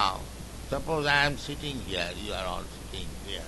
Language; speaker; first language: English; non-native, local second language; Bangla